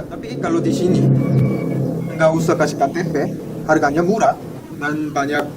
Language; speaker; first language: Indonesian; non-native, fluent; Korean